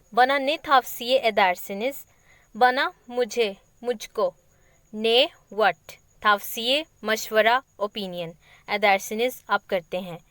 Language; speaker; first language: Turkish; non-native, learner; Urdu